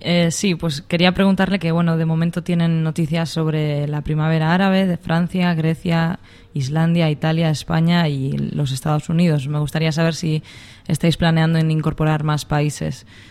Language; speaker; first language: Spanish; native; Spanish